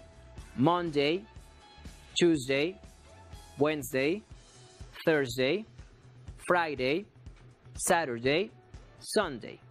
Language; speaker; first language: English; non-native, fluent; Spanish